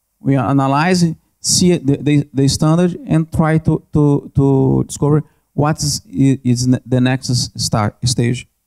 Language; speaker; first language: English; non-native, learner; Portuguese